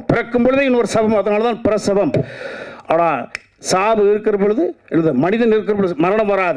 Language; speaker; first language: Tamil; native; Tamil